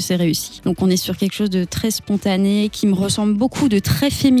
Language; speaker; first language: French; native; French